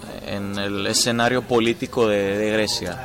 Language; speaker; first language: Spanish; non-native, fluent; Greek